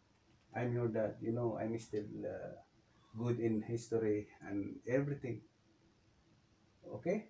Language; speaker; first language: English; non-native, local second language; Cebuano